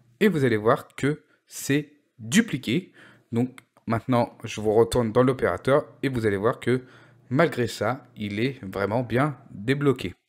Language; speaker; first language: French; native; French